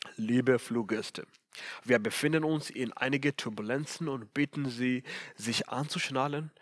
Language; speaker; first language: German; non-native, fluent; Swahili